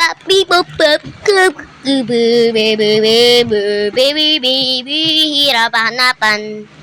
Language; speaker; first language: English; non-native, learner; Filipino